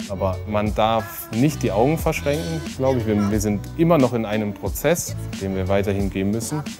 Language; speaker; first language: German; native; German